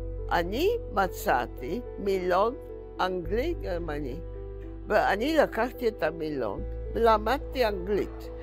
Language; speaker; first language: Hebrew; non-native, fluent; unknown